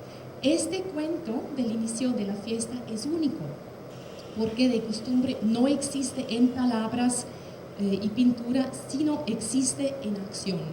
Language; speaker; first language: Spanish; non-native, fluent; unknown